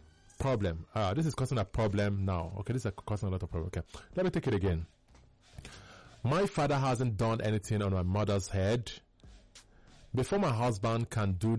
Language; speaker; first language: English; non-native, local second language; Igbo